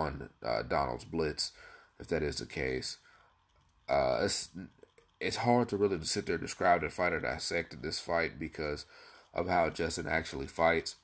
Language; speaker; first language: English; native; English